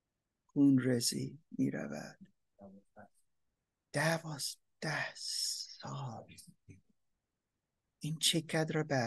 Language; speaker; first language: Persian; non-native, learner; English